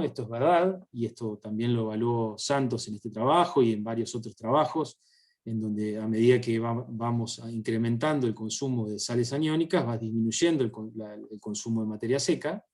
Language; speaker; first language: Spanish; native; Spanish